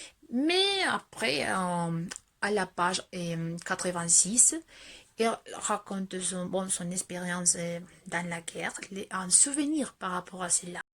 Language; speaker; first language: French; non-native, fluent; Spanish